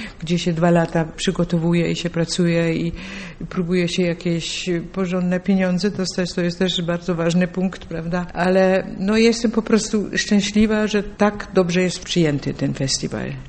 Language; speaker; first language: Polish; native; Polish